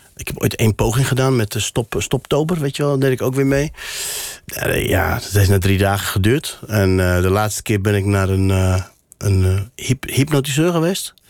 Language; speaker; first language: Dutch; non-native, local second language; Berber languages